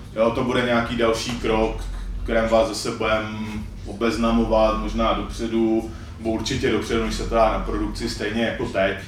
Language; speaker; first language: Czech; native; Czech